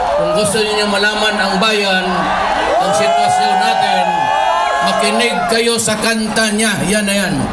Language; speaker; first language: Filipino; non-native, local second language; Cebuano